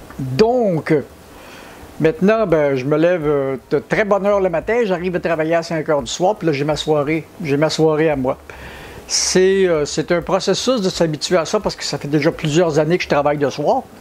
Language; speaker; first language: French; native; French